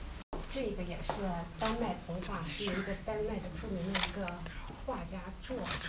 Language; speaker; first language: Chinese; native; Chinese